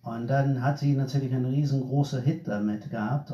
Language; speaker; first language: German; non-native, fluent; English